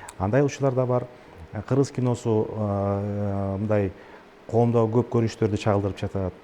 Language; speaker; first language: Kyrgyz; native; Kyrgyz